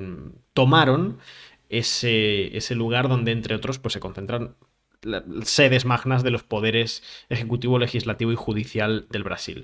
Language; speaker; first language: Spanish; native; Spanish